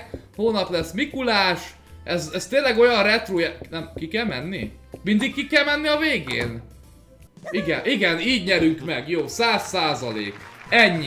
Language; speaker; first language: Hungarian; native; Hungarian